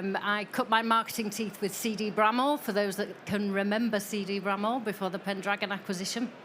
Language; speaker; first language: English; native; English